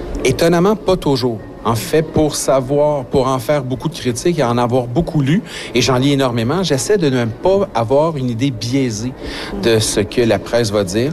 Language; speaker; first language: French; native; French